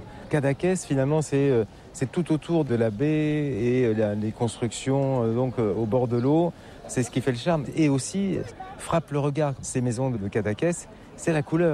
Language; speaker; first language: French; native; French